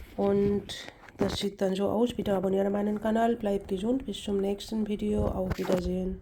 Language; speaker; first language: German; non-native, learner; Bangla